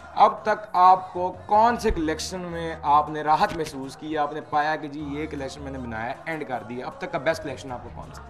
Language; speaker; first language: Urdu; non-native, local second language; Punjabi